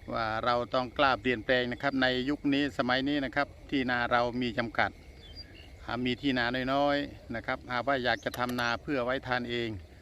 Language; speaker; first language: Thai; native; Thai